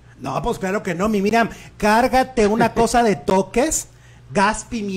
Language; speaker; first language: Spanish; native; Spanish